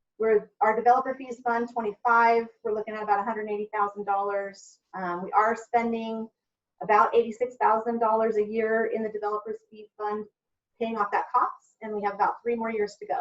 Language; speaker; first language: English; native; English